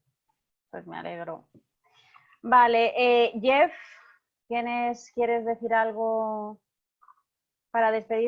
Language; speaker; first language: Spanish; native; Spanish